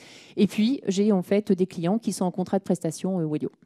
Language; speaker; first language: French; native; French